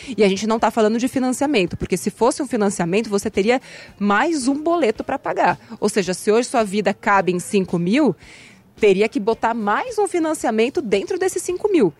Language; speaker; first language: Portuguese; native; Portuguese